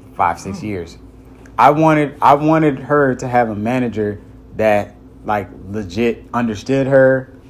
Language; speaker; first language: English; native; English